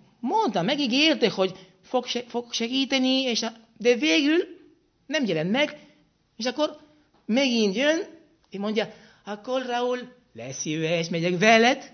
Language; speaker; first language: Hungarian; non-native, fluent; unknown